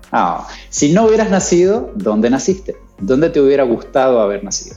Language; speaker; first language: Spanish; native; Spanish